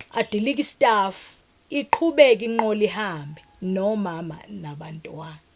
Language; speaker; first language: Zulu; native; Zulu